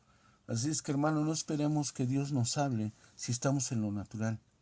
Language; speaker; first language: Spanish; native; Spanish